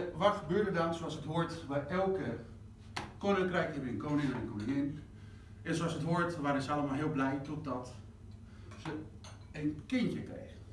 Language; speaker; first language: Dutch; non-native, fluent; Spanish